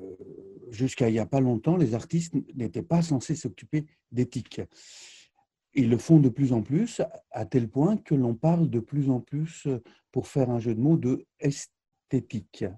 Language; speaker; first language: French; non-native, fluent; Greek